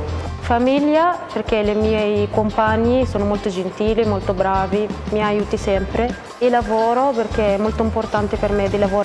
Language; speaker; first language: Italian; non-native, learner; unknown